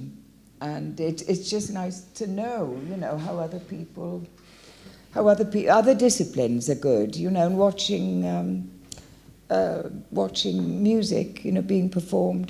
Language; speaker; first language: English; native; English